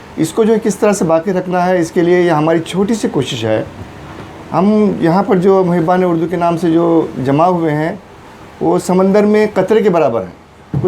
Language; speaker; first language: Urdu; non-native, local second language; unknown